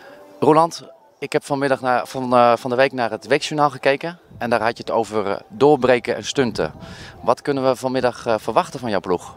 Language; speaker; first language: Dutch; native; Dutch